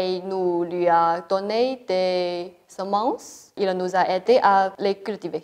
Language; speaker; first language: French; non-native, fluent; Chinese